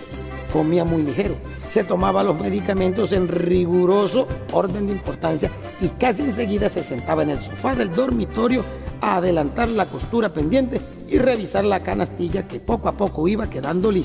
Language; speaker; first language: Spanish; native; Spanish